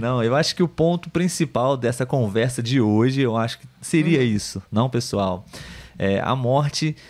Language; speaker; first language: Portuguese; native; Portuguese